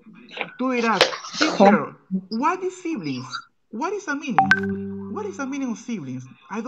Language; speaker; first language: English; non-native, fluent; Spanish